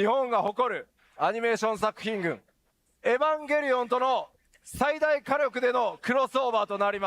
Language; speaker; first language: Japanese; native; Japanese